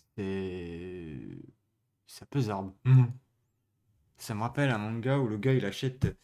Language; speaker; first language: French; native; French